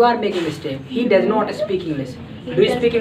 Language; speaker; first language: English; non-native, fluent; Hindi